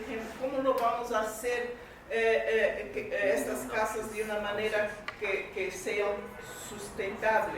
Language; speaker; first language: Spanish; non-native, fluent; English